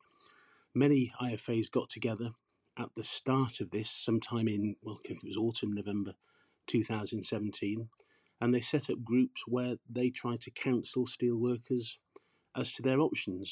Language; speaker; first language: English; native; English